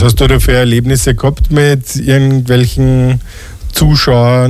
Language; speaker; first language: German; native; German